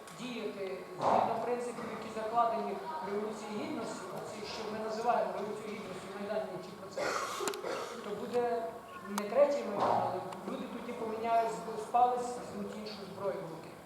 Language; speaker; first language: Ukrainian; native; Ukrainian